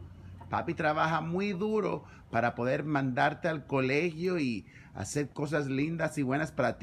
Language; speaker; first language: Spanish; early bilingual, other home language; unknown